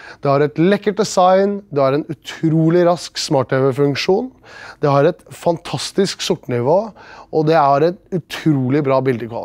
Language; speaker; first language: Norwegian; native; Norwegian